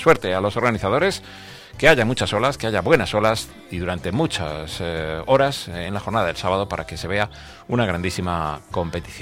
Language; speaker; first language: Spanish; native; Spanish